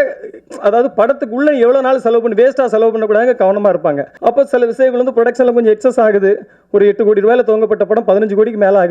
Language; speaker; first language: Tamil; native; Tamil